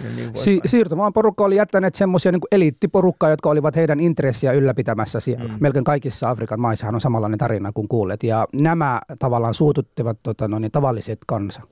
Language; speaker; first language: Finnish; non-native, fluent; Somali